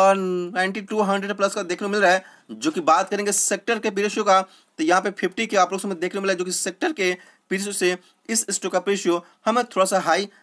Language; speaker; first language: Hindi; native; Hindi